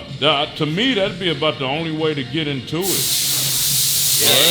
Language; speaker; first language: English; native; English